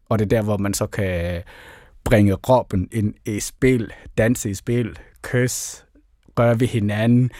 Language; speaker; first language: Danish; early bilingual, other home language; Somali